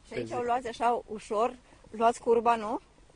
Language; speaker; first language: Romanian; native; Romanian